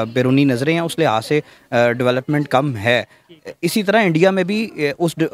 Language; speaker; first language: Urdu; native; Urdu